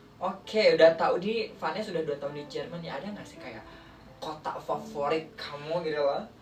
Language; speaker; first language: Indonesian; native; Indonesian